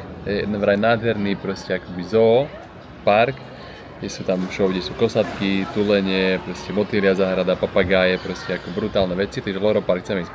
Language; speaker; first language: Slovak; native; Slovak